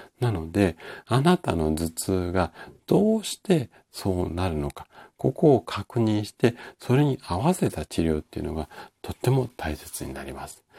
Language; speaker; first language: Japanese; native; Japanese